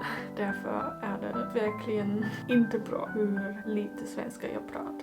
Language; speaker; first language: Swedish; non-native, learner; German